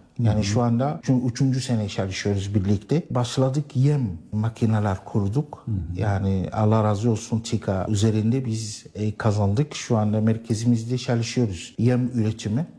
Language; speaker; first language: Turkish; non-native, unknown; Arabic